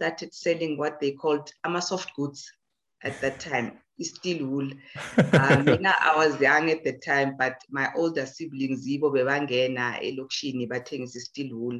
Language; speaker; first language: English; non-native, local second language; Zulu